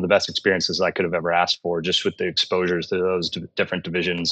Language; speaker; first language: English; native; English